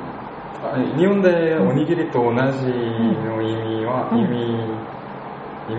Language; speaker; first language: Japanese; non-native, learner; Korean